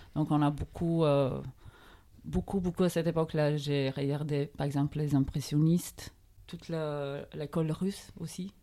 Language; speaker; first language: French; non-native, fluent; Bulgarian